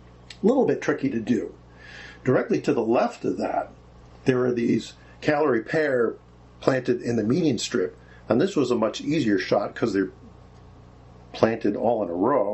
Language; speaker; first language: English; native; English